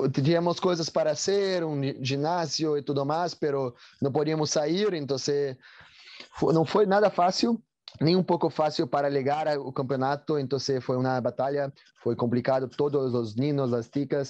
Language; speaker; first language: Spanish; non-native, learner; Portuguese